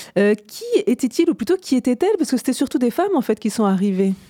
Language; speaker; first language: French; native; French